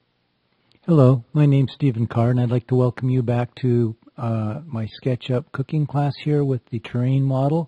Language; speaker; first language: English; native; English